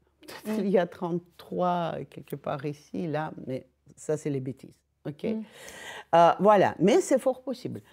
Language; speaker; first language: French; non-native, fluent; Russian